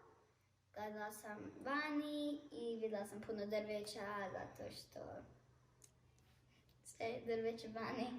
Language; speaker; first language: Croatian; early bilingual, heritage; Bosnian